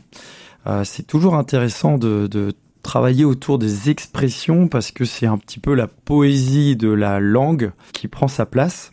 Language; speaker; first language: French; native; French